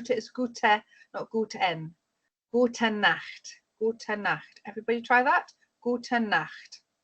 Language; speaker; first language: German; non-native, fluent; English